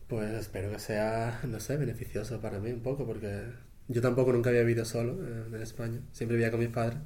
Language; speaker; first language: Spanish; native; Spanish